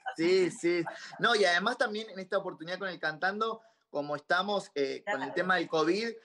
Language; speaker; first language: Spanish; native; Spanish